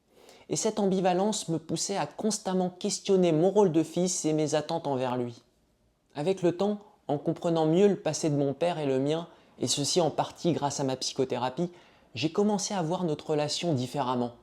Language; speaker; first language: French; native; French